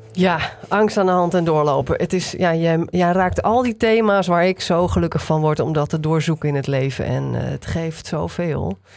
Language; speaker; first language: Dutch; native; Dutch